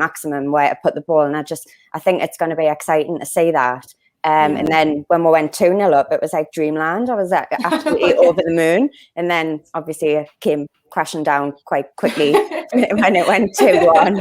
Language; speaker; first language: English; native; English